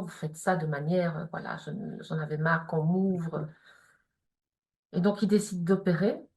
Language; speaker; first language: French; native; French